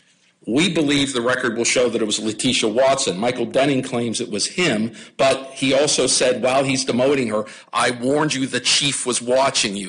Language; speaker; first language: English; native; English